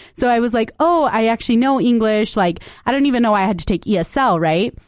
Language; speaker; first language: English; early bilingual, other home language; Punjabi